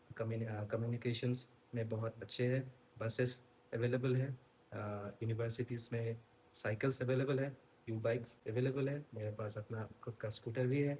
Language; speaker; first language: Hindi; non-native, local second language; Assamese